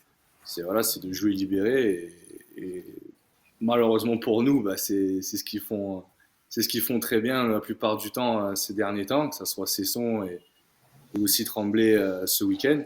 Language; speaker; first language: French; native; French